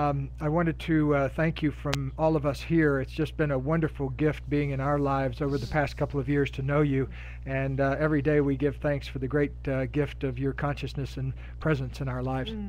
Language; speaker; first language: English; native; English